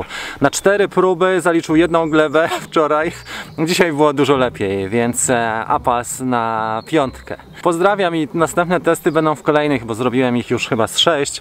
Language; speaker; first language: Polish; native; Polish